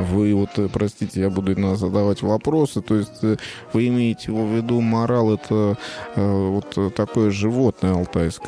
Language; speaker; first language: Russian; native; Russian